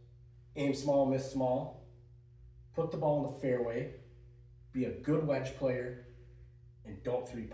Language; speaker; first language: English; native; English